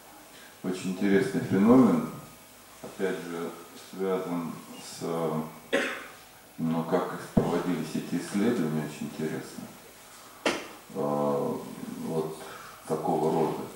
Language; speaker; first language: Russian; native; Russian